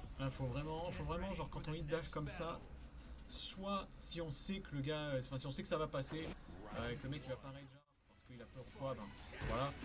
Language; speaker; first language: French; native; French